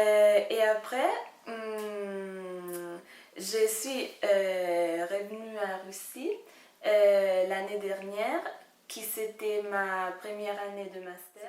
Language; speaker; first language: French; non-native, fluent; Italian